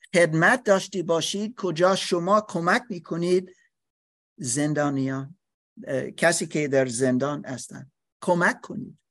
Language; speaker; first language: Persian; non-native, learner; English